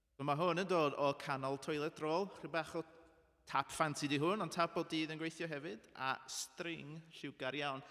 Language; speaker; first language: Welsh; non-native, local second language; English